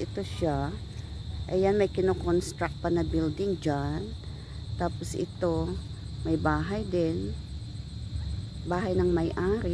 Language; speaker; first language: Filipino; non-native, local second language; Hiligaynon